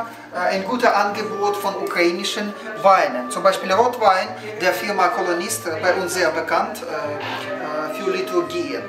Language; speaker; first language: German; non-native, fluent; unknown